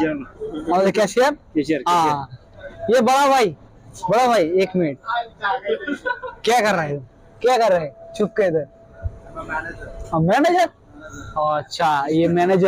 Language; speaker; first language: Hindi; non-native, fluent; Bangla